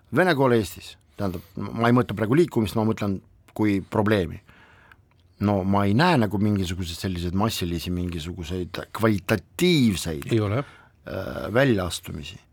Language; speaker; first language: Estonian; non-native, local second language; Russian